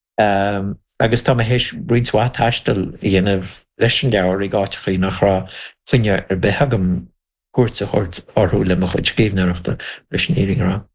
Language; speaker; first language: Irish; non-native, local second language; English